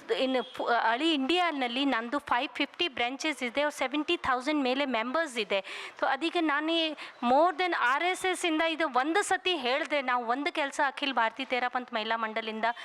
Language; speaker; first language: Kannada; non-native, local second language; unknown